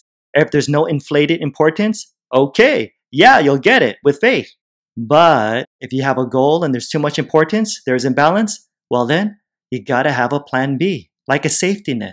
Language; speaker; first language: English; native; English